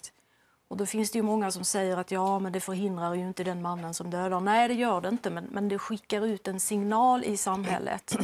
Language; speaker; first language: Swedish; native; Swedish